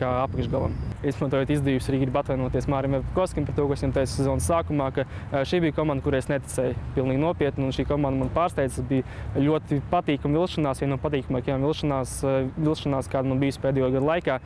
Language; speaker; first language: Latvian; native; Latvian